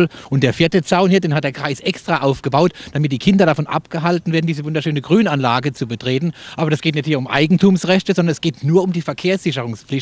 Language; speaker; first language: German; native; German